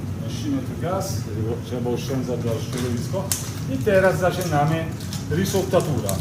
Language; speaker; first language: Polish; non-native, learner; Italian